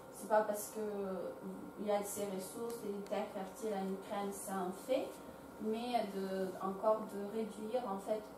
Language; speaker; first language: French; non-native, fluent; Ukrainian